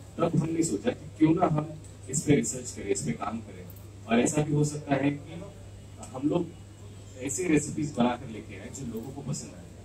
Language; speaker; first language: Hindi; non-native, local second language; Marathi